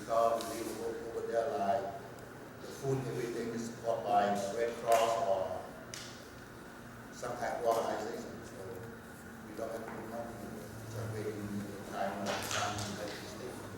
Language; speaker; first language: English; non-native, learner; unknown